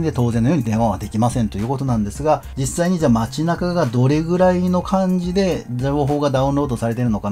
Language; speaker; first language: Japanese; native; Japanese